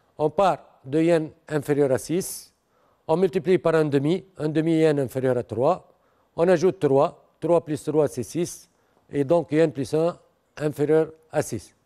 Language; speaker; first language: French; non-native, local second language; Arabic